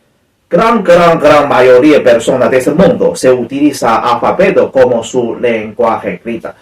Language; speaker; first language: Spanish; non-native, learner; Chinese